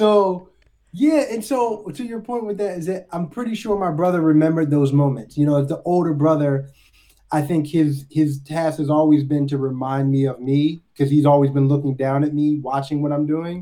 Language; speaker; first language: English; native; English